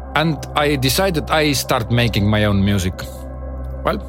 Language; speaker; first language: English; non-native, learner; Estonian